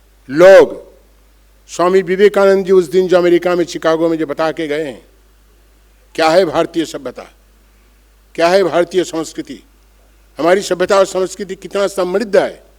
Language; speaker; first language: Hindi; non-native, local second language; Bangla